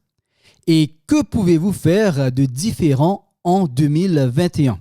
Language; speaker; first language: French; native; French